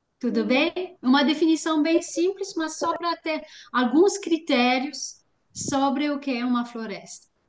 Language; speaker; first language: Portuguese; non-native, fluent; French